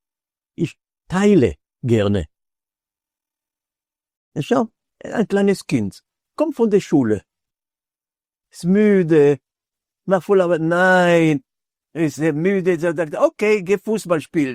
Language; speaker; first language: German; non-native, fluent; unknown